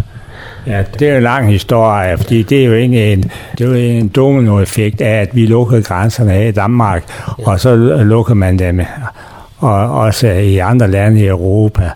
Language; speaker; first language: Danish; native; Danish